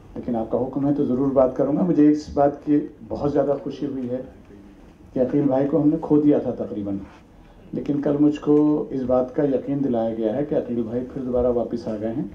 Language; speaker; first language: Urdu; native; Urdu